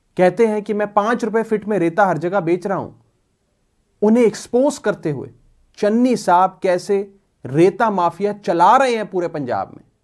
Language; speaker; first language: Hindi; non-native, local second language; Punjabi